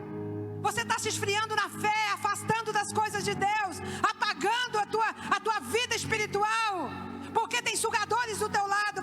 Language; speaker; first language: Portuguese; native; Portuguese